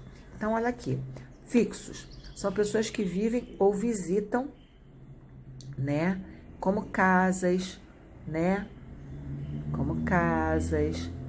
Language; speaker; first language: Portuguese; native; Portuguese